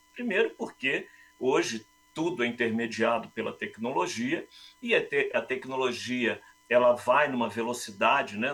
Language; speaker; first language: Portuguese; native; Portuguese